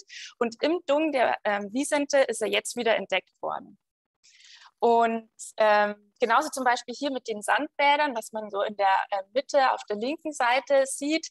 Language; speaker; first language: German; native; German